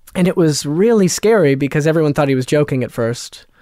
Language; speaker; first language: English; early bilingual, other home language; Italian